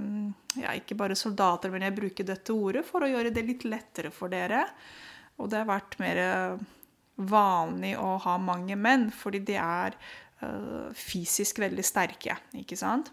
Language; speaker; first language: Norwegian; non-native, fluent; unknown